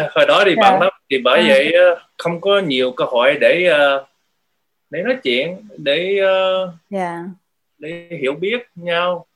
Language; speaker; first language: Vietnamese; early bilingual, heritage; Vietnamese